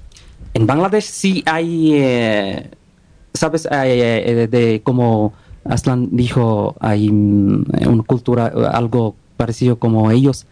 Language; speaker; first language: Spanish; non-native, learner; Bangla